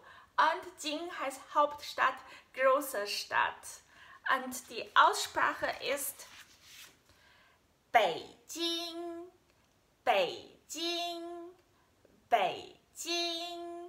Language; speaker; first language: German; non-native, fluent; Chinese